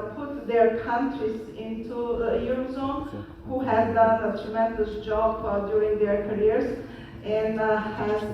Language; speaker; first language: English; non-native, fluent; Bulgarian